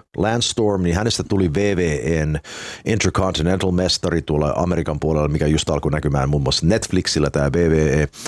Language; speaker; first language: Finnish; early bilingual, heritage; Finnish